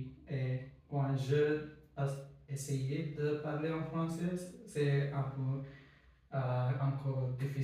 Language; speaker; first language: French; non-native, learner; English